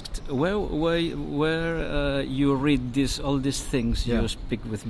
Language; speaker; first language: English; non-native, learner; Spanish